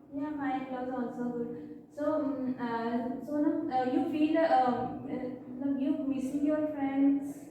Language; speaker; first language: English; non-native, learner; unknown